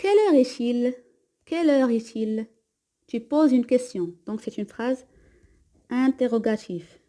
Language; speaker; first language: French; non-native, local second language; Arabic